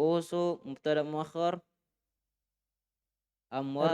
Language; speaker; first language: Arabic; non-native, learner; Indonesian